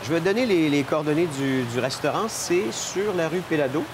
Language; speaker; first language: French; native; French